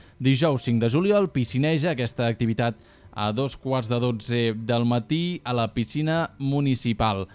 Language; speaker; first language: Catalan; native; Catalan